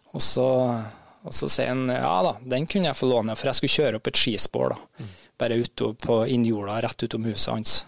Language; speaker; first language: Norwegian; native; Norwegian